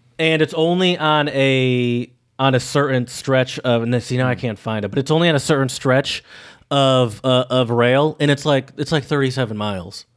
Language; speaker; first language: English; native; English